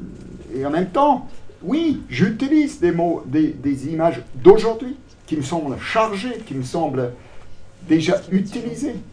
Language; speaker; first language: French; non-native, local second language; German